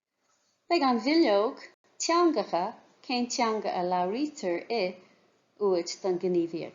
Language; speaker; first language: Irish; non-native, local second language; English